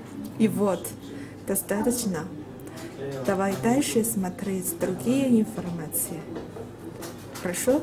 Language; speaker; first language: Russian; non-native, learner; Chinese